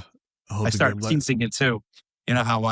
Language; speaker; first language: English; native; English